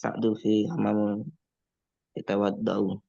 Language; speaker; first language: Arabic; non-native, learner; Indonesian